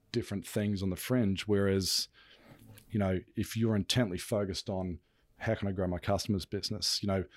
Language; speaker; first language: English; native; English